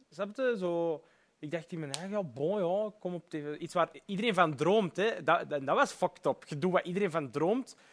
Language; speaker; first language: Dutch; early bilingual, other home language; Berber languages